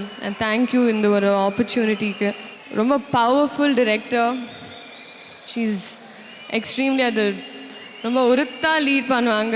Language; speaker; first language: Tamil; non-native, learner; Telugu